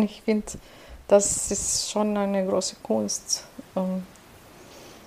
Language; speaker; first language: German; non-native, fluent; Serbian